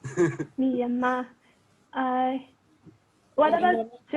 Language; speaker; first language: English; non-native, fluent; Burmese